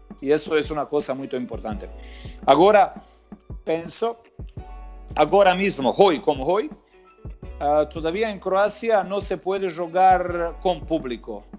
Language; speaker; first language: Spanish; non-native, fluent; Croatian